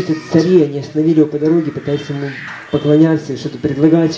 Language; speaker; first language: Russian; native; Russian